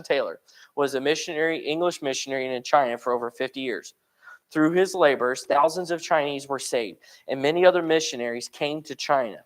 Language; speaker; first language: English; native; English